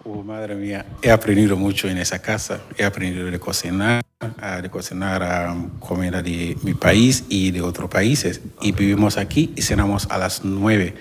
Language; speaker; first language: Spanish; non-native, learner; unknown